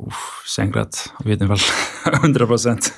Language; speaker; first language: German; non-native, learner; Icelandic